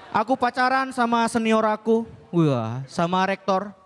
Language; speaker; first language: Indonesian; native; Indonesian